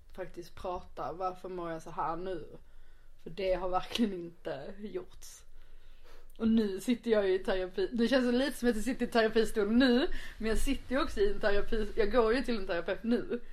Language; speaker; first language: Swedish; native; Swedish